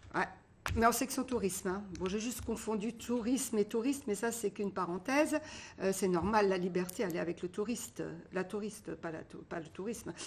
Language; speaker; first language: French; early bilingual, other home language; Portuguese